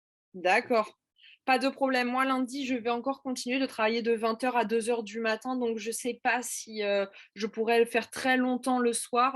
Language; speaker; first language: French; native; French